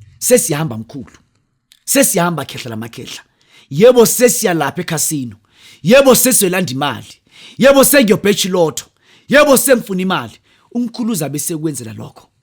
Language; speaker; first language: Zulu; non-native, local second language; Northern Sotho